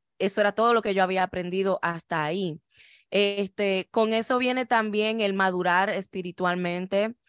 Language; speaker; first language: Spanish; native; Spanish